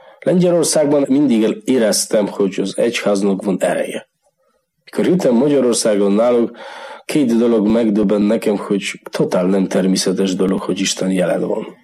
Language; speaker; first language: Hungarian; non-native, learner; Polish